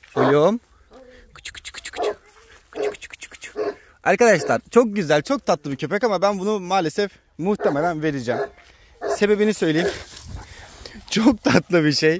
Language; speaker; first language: Turkish; native; Turkish